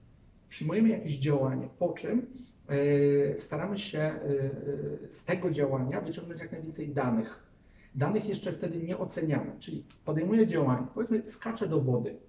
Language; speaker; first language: Polish; native; Polish